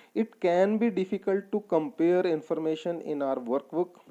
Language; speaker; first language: English; non-native, local second language; Punjabi